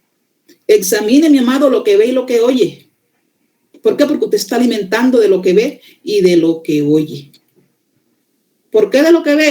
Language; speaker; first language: Spanish; native; Spanish